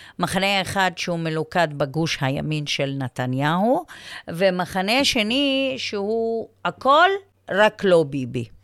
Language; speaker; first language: Hebrew; non-native, local second language; Arabic